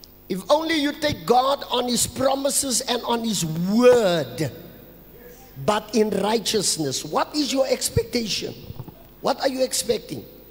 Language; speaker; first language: English; non-native, local second language; Afrikaans